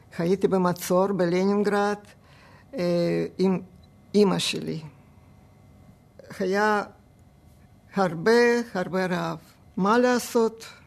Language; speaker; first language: Hebrew; non-native, fluent; Russian